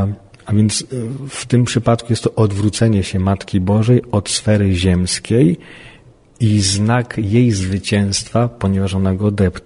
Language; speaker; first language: Polish; native; Polish